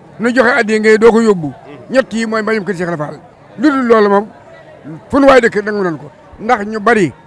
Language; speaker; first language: Wolof; native; Wolof